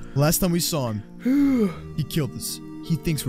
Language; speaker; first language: English; native; English